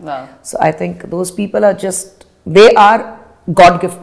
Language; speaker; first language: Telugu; non-native, fluent; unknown